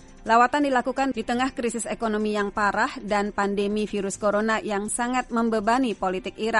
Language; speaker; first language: Indonesian; native; Indonesian